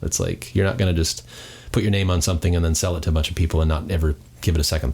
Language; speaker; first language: English; native; English